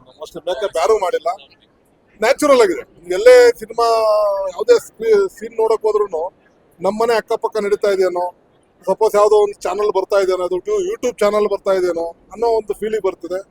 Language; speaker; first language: Kannada; native; Kannada